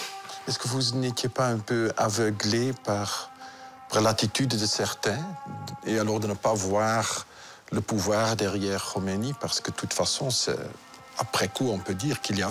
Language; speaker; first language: French; non-native, local second language; Dutch